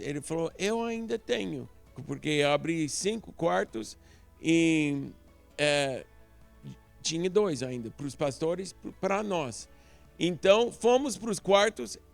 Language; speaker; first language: Portuguese; non-native, local second language; English